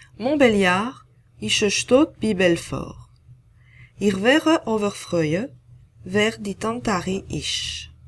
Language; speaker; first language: German; non-native, fluent; French